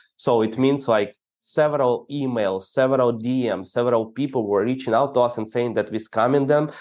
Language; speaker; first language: English; non-native, fluent; Ukrainian